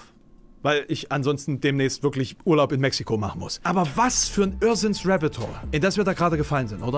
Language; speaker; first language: German; native; German